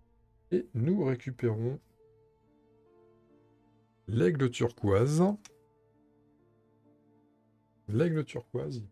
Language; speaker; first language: French; native; French